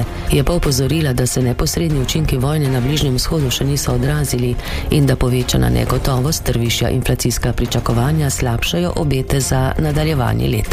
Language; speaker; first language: Slovenian; native; Slovenian